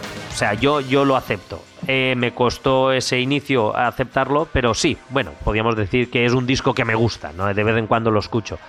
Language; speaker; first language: Spanish; native; Spanish